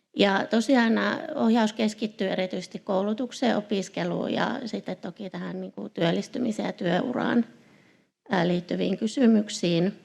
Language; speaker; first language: Finnish; native; Finnish